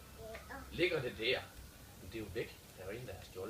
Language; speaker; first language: Danish; native; Danish